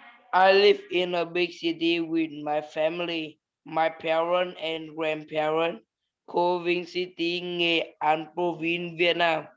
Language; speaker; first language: English; non-native, learner; Vietnamese